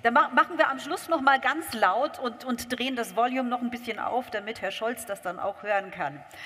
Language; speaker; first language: German; native; German